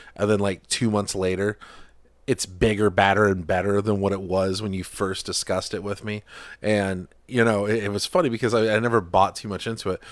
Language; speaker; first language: English; native; English